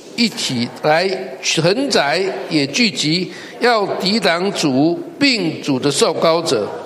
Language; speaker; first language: Chinese; native; Chinese